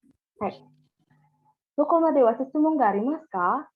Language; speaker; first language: Japanese; non-native, fluent; Indonesian